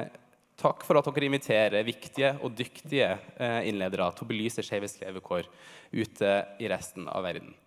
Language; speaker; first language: Norwegian; native; Norwegian